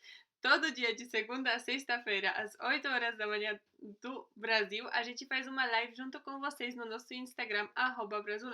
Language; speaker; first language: Portuguese; non-native, fluent; Polish